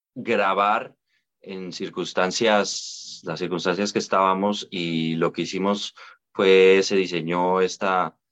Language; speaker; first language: Spanish; native; Spanish